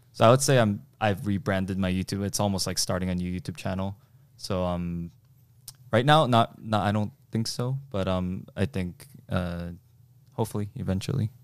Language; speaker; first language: English; early bilingual, other home language; Korean